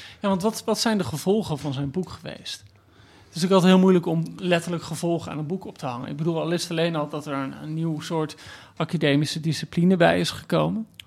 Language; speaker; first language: Dutch; native; Dutch